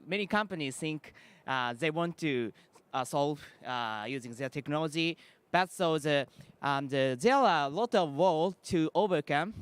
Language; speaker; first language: English; non-native, learner; Japanese